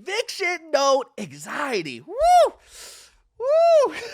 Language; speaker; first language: English; native; English